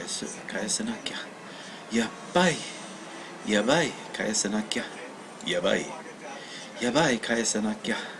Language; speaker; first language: Japanese; non-native, learner; English